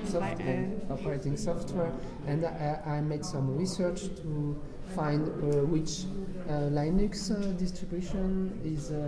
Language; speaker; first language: English; non-native, learner; French